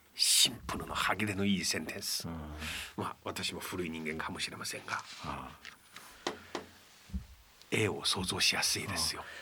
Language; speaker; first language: Japanese; non-native, fluent; Chinese